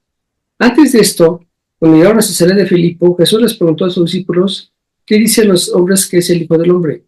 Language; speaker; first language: Spanish; native; Spanish